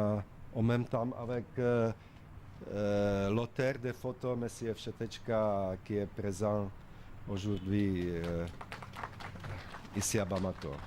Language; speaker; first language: French; non-native, fluent; Czech